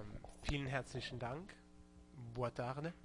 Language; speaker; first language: German; non-native, local second language; Luxembourgish